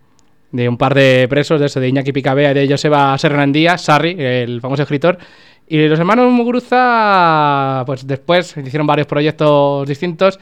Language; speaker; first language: Spanish; native; Spanish